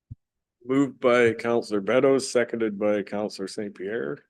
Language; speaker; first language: English; native; English